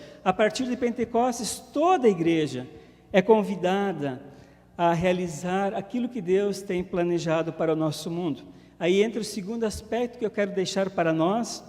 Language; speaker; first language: Portuguese; native; Portuguese